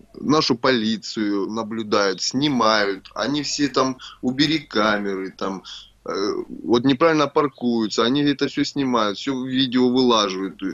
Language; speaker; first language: Russian; native; Russian